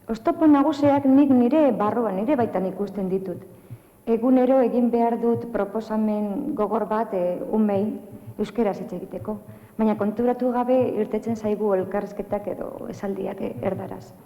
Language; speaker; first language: Basque; non-native, local second language; Spanish